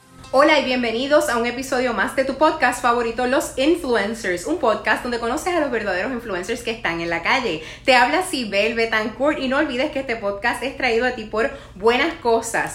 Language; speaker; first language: Spanish; native; Spanish